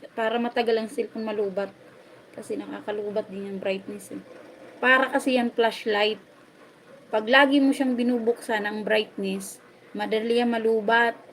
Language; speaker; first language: Filipino; non-native, local second language; Waray